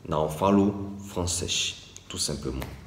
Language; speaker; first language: Portuguese; non-native, fluent; French